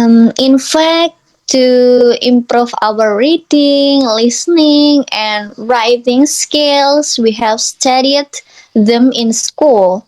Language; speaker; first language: English; non-native, learner; Indonesian